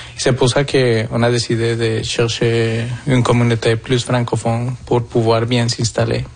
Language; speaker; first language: French; non-native, fluent; Spanish